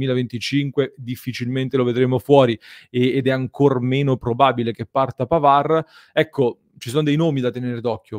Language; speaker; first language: Italian; native; Italian